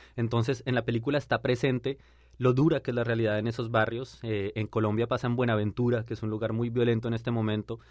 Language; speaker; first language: Spanish; native; Spanish